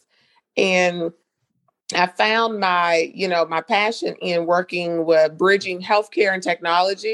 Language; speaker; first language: English; native; English